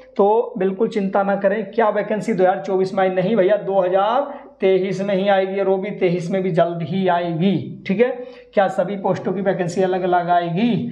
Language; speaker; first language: Hindi; native; Hindi